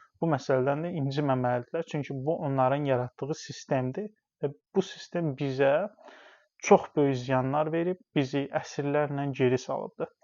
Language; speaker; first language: Azerbaijani; non-native, local second language; Talysh